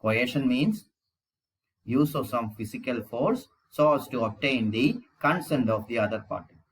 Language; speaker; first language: English; non-native, local second language; Malayalam